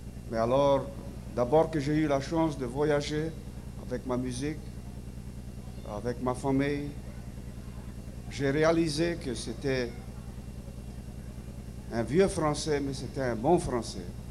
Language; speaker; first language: French; early bilingual, heritage; French